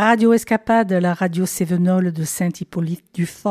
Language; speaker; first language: French; native; French